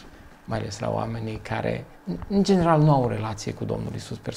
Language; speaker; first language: Romanian; native; Romanian